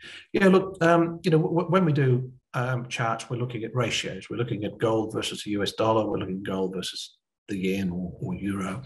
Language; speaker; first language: English; native; English